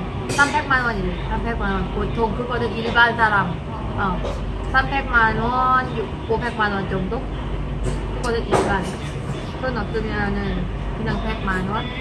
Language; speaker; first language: Korean; non-native, fluent; Thai